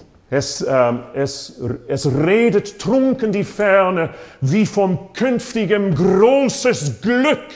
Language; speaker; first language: German; non-native, fluent; English